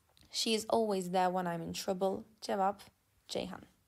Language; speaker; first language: English; non-native, fluent; Turkish